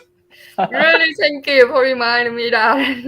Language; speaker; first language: English; non-native, learner; Vietnamese